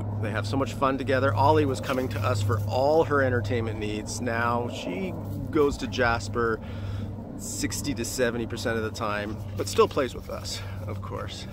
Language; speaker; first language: English; native; English